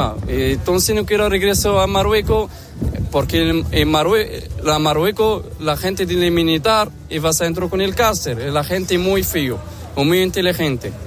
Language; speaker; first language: Spanish; non-native, learner; Arabic